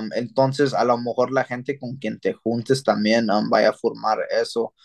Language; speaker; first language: Spanish; early bilingual, heritage; Spanish